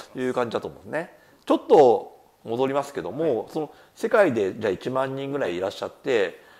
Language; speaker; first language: Japanese; native; Japanese